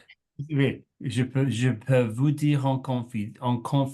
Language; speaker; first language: French; non-native, learner; English